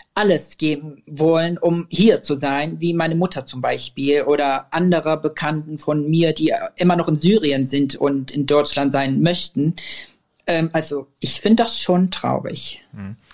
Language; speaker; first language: German; non-native, fluent; Arabic